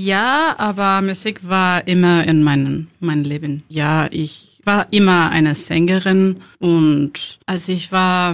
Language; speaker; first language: German; non-native, learner; Spanish